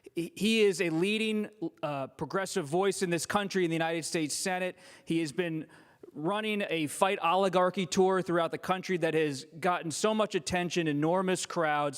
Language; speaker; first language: English; native; English